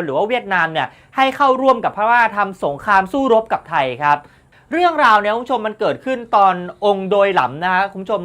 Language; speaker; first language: Thai; native; Thai